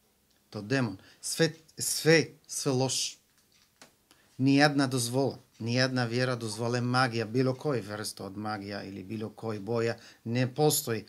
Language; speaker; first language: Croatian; non-native, learner; Arabic